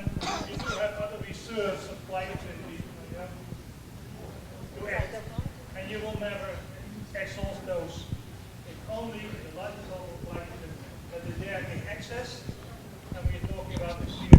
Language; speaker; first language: English; non-native, fluent; Dutch